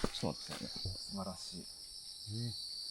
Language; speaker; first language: Japanese; native; Japanese